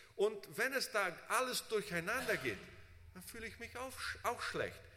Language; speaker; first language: German; early bilingual, heritage; Portuguese